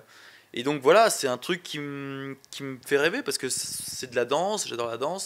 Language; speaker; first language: French; native; French